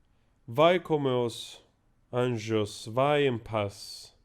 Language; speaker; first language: Portuguese; non-native, learner; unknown